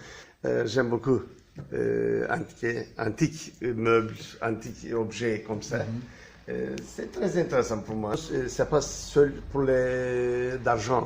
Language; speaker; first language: French; non-native, learner; Turkish